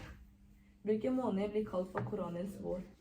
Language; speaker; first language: Norwegian; early bilingual, other home language; Urdu